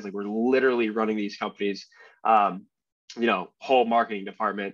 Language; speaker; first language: English; native; English